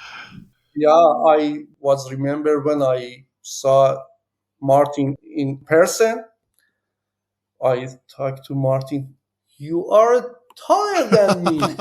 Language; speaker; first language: English; non-native, learner; Persian